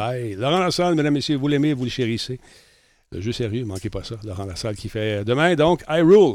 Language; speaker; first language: French; native; French